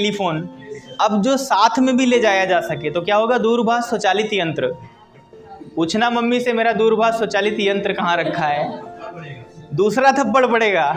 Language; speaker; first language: Hindi; native; Hindi